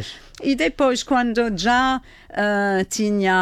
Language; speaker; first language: Portuguese; non-native, fluent; French